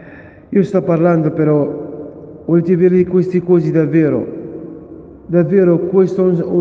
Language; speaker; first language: Italian; non-native, fluent; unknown